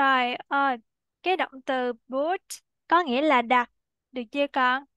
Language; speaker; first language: Vietnamese; native; Vietnamese